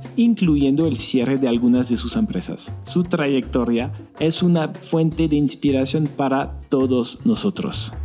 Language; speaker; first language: Spanish; non-native, fluent; French